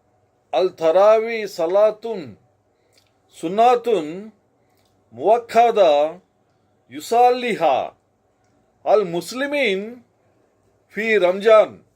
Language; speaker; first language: Arabic; non-native, learner; Telugu